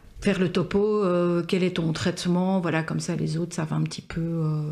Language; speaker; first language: French; native; French